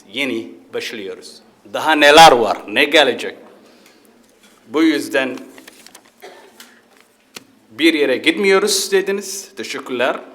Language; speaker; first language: Turkish; non-native, fluent; Somali